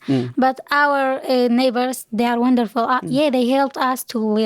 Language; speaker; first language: English; non-native, learner; Kurdish